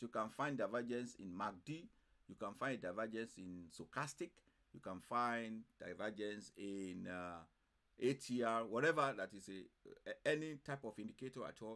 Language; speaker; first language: English; non-native, fluent; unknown